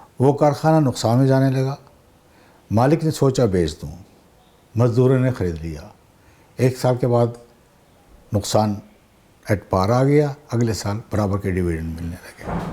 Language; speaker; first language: Urdu; non-native, local second language; Saraiki